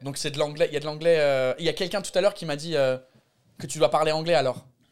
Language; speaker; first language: French; non-native, fluent; English